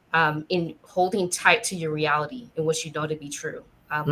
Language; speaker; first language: English; native; English